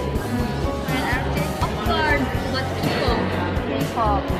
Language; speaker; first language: English; non-native, learner; Indonesian